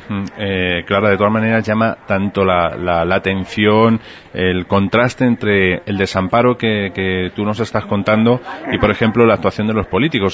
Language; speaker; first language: Spanish; native; Spanish